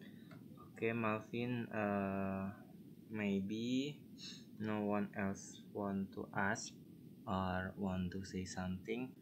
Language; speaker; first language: English; non-native, learner; Indonesian